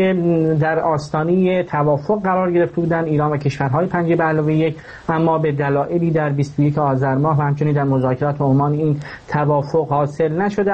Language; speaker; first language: Persian; native; Persian